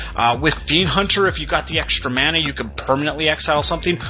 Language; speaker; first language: English; native; English